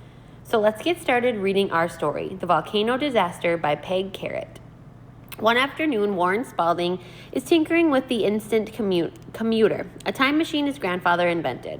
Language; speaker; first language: English; native; English